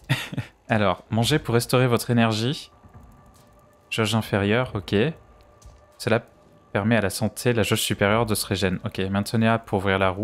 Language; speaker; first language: French; native; French